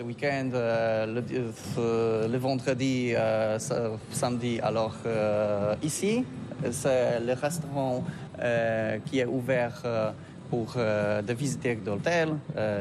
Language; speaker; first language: French; non-native, learner; Polish